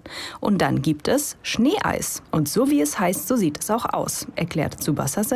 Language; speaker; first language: German; native; German